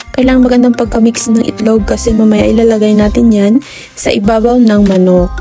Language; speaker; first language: Filipino; native; Filipino